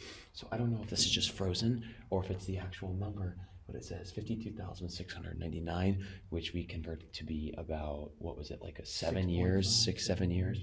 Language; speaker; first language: English; native; English